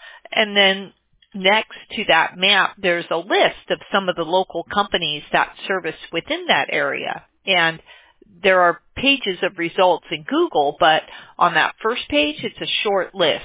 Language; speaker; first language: English; native; English